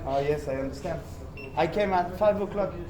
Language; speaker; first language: English; non-native, learner; French